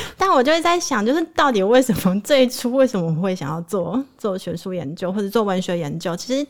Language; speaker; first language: Chinese; native; Chinese